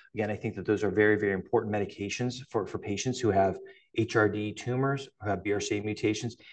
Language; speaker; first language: English; native; English